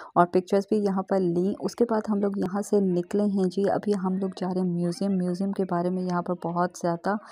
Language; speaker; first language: Urdu; native; Urdu